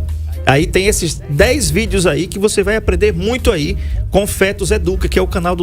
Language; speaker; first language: Portuguese; native; Portuguese